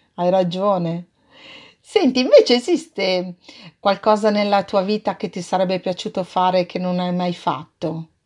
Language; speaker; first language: Italian; native; Italian